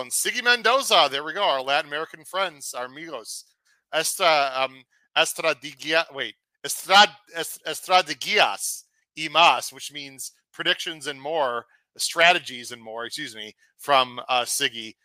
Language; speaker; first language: English; native; English